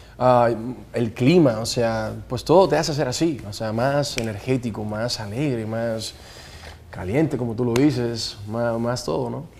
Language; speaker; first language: Spanish; native; Spanish